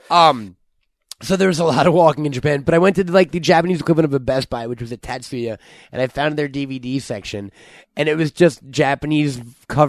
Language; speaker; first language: English; native; English